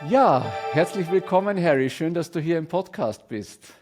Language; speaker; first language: German; native; German